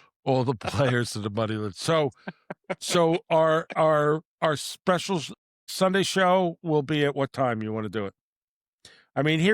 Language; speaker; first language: English; native; English